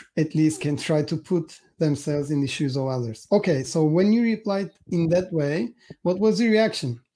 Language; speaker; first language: English; non-native, fluent; Turkish